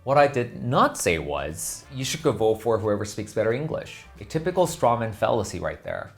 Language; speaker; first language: English; non-native, fluent; Korean